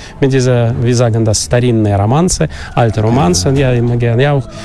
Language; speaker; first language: German; non-native, learner; Russian